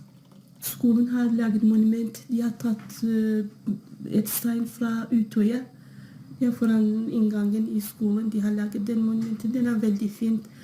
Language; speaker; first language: Norwegian; non-native, learner; Kurdish